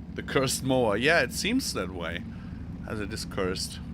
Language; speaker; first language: English; non-native, fluent; German